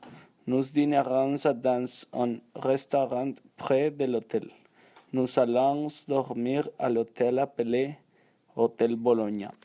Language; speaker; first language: French; non-native, learner; Spanish